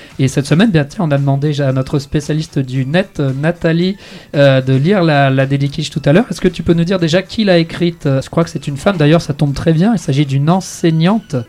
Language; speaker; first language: French; native; French